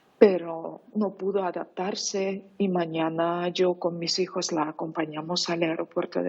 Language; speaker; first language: Spanish; non-native, fluent; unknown